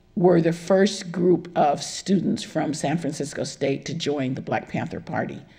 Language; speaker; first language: English; native; English